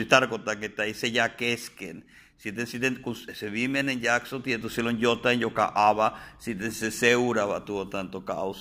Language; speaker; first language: Finnish; non-native, fluent; Spanish